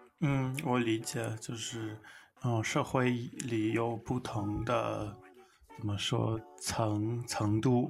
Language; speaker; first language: Chinese; non-native, learner; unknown